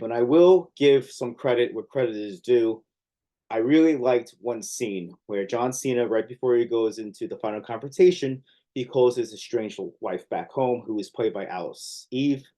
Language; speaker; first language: English; native; English